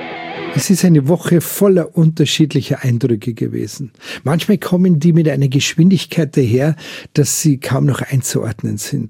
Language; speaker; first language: German; native; German